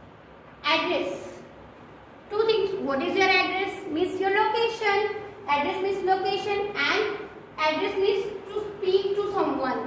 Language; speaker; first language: English; non-native, local second language; Hindi